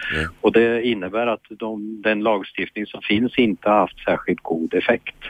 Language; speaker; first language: Swedish; native; Swedish